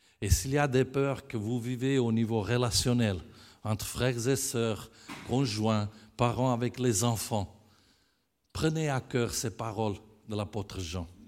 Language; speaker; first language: French; non-native, fluent; Italian